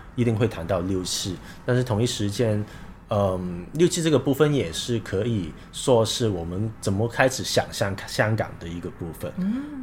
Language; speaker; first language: Chinese; non-native, local second language; Cantonese